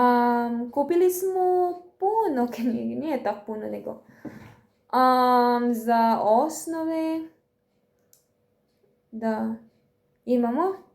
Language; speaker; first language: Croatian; non-native, learner; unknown